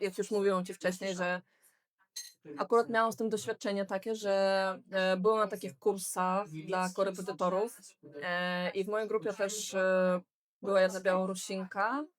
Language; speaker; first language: Polish; non-native, fluent; Belarusian